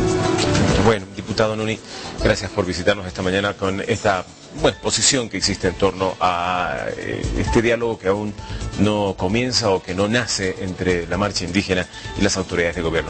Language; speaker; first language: Spanish; native; Spanish